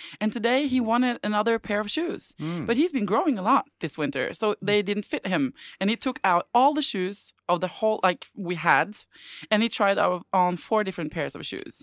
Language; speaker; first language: English; non-native, fluent; Norwegian